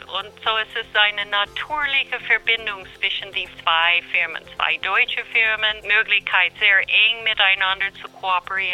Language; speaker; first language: German; non-native, fluent; English